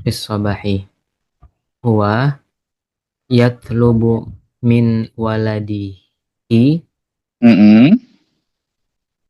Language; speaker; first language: Arabic; non-native, learner; Indonesian